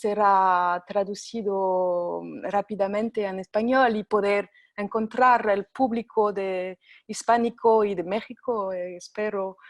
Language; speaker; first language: Spanish; non-native, fluent; French